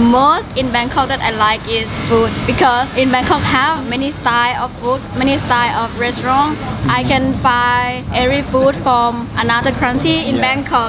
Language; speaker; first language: English; non-native, learner; Thai